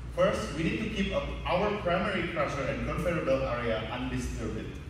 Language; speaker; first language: English; non-native, fluent; Indonesian